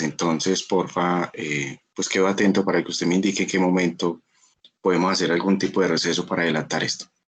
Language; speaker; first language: Spanish; native; Spanish